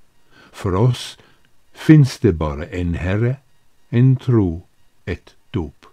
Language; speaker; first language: Swedish; non-native, fluent; English